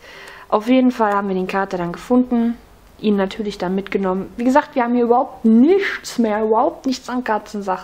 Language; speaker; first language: German; native; German